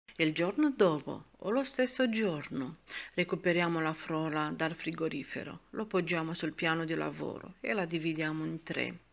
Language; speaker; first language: Italian; non-native, fluent; Romanian